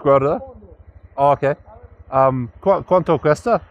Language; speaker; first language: Spanish; non-native, learner; English